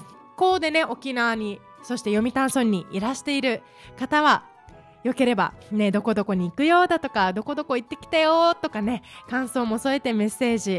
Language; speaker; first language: Japanese; native; Japanese